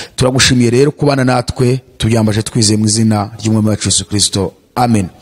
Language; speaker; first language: Kinyarwanda; native; Kinyarwanda